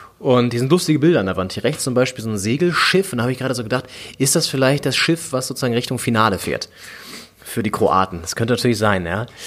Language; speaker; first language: German; native; German